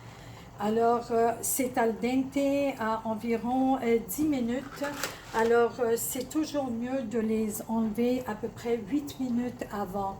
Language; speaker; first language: French; early bilingual, other home language; Italian